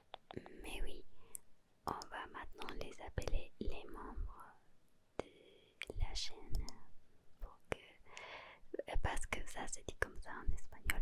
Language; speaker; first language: French; non-native, learner; Spanish